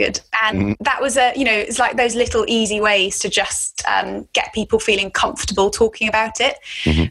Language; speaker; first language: English; native; English